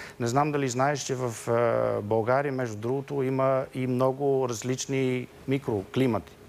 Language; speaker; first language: Bulgarian; non-native, fluent; Dutch